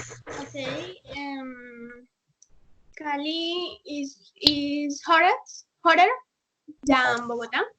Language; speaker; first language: English; non-native, learner; Spanish